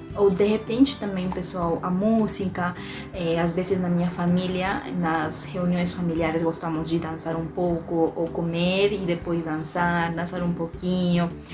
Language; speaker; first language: Portuguese; non-native, fluent; Spanish